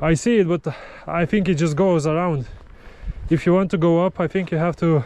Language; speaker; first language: English; non-native, fluent; Lithuanian